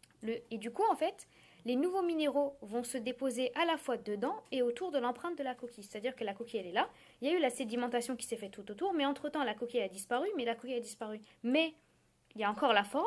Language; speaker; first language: French; native; French